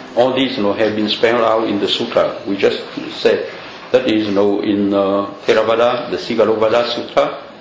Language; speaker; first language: English; non-native, fluent; Vietnamese